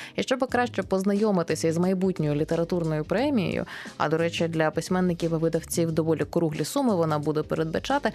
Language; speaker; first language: Ukrainian; native; Ukrainian